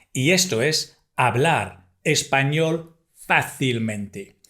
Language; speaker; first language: Spanish; non-native, fluent; English